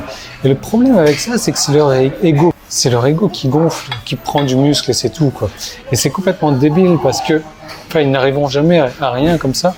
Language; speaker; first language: French; native; French